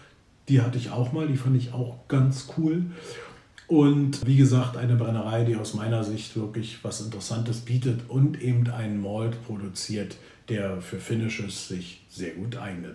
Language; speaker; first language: German; native; German